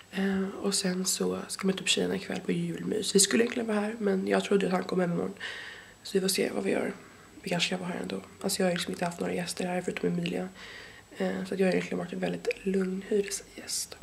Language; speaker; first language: Swedish; native; Swedish